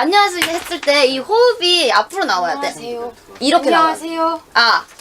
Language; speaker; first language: Korean; native; Korean